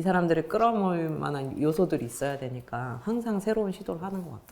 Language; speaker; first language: Korean; native; Korean